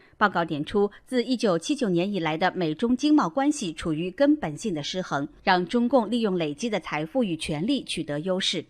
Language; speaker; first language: Chinese; native; Chinese